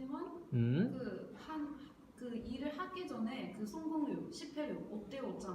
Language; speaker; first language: Korean; non-native, learner; Chinese